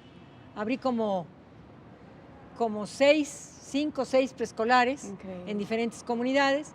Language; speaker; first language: Spanish; native; Spanish